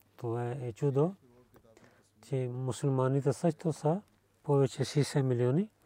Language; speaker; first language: Bulgarian; non-native, learner; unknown